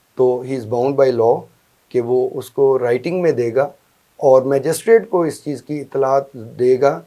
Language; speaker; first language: Urdu; non-native, local second language; Punjabi